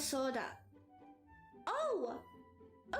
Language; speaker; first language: Korean; non-native, learner; English